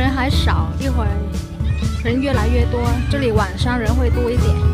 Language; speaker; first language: Chinese; non-native, fluent; Vietnamese